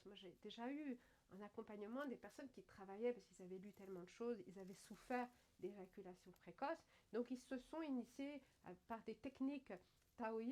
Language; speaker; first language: French; native; French